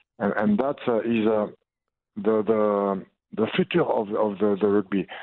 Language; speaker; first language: English; non-native, learner; French